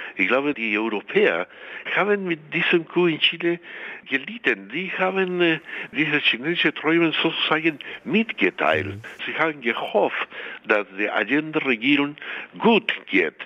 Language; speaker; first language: German; non-native, fluent; Spanish